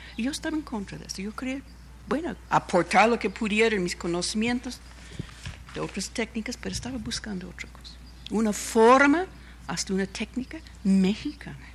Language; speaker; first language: Spanish; non-native, fluent; English